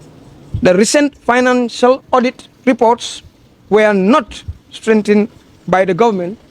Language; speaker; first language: English; non-native, local second language; Fula